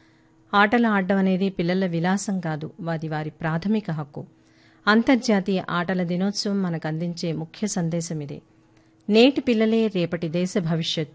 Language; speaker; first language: Telugu; native; Telugu